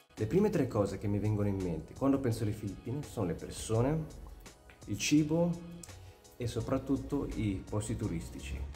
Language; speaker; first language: Italian; early bilingual, other home language; Filipino